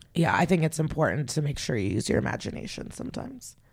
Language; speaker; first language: English; early bilingual, other home language; Russian